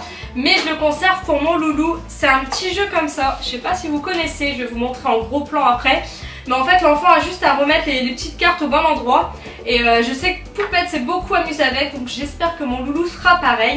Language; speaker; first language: French; native; French